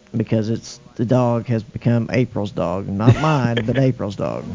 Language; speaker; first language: English; native; English